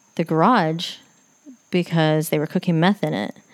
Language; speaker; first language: English; native; English